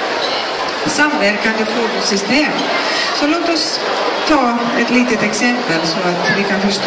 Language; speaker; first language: Swedish; non-native, fluent; Greek